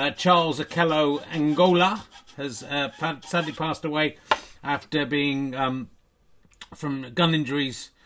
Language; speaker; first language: English; native; English